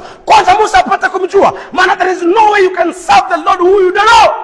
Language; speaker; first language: English; non-native, local second language; Swahili